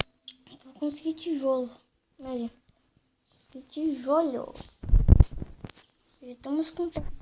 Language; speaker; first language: Portuguese; native; Portuguese